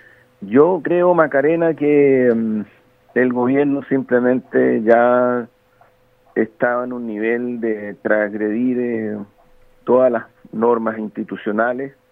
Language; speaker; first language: Spanish; native; Spanish